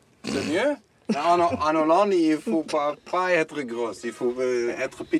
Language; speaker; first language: French; non-native, learner; Dutch